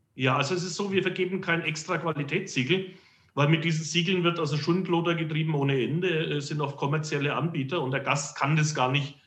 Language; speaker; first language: German; native; German